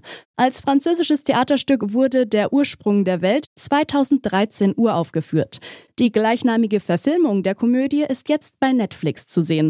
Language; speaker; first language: German; native; German